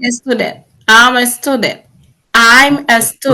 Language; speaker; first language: English; non-native, learner; Haitian Creole